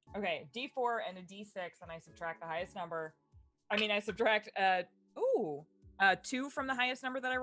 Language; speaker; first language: English; native; English